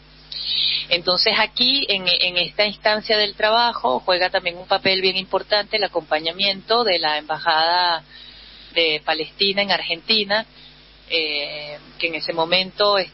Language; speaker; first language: Spanish; native; Spanish